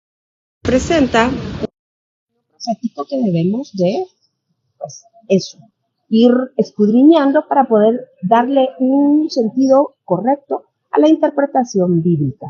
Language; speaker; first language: Spanish; native; Spanish